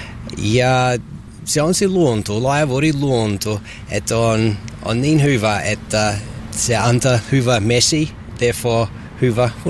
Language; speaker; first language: Finnish; non-native, learner; English